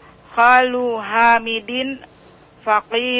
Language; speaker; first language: Arabic; non-native, learner; Indonesian